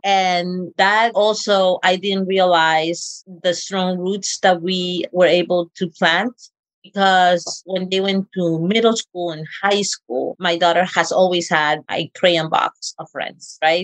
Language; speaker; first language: English; early bilingual, other home language; Spanish